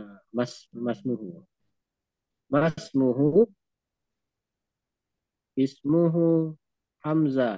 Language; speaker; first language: Arabic; non-native, learner; Indonesian